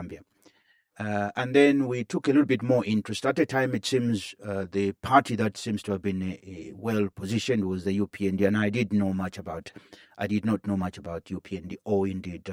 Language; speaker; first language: English; non-native, local second language; Bemba